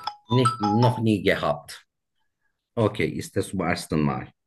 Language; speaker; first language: German; non-native, learner; Turkish